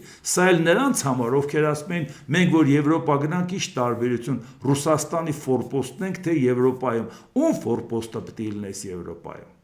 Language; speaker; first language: Armenian; native; Armenian